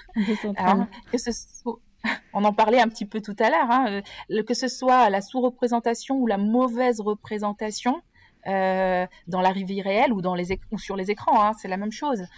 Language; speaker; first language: French; native; French